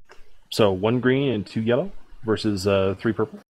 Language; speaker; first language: English; native; English